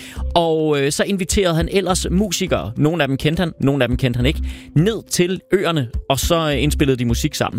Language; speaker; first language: Danish; native; Danish